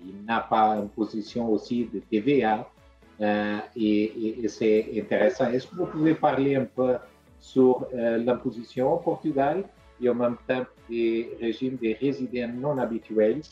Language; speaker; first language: French; non-native, fluent; Portuguese